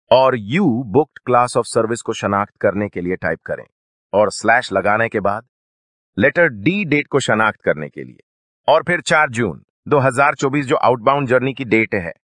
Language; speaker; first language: Urdu; native; Urdu